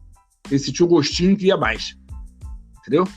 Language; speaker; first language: Portuguese; native; Portuguese